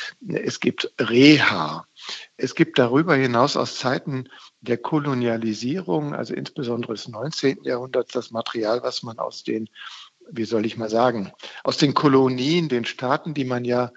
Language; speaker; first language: German; native; German